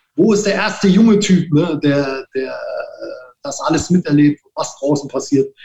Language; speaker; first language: German; native; German